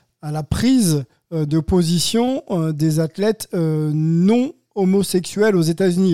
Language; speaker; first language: French; native; French